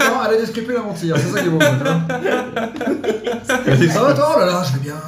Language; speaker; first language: French; native; French